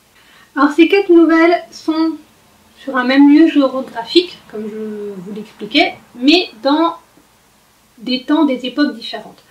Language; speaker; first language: French; native; French